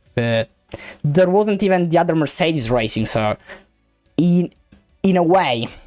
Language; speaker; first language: English; non-native, fluent; Italian